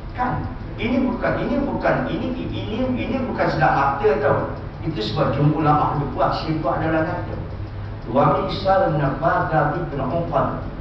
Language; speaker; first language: Malay; non-native, local second language; Tamil